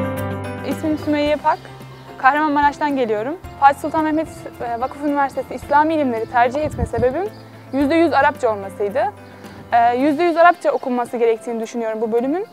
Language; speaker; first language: Turkish; native; Turkish